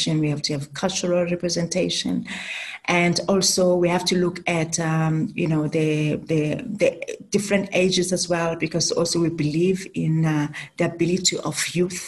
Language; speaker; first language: English; non-native, local second language; Southern Sotho